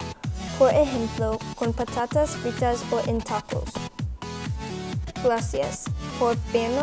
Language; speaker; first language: Spanish; non-native, learner; English